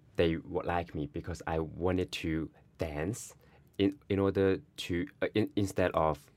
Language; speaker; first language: English; non-native, learner; Chinese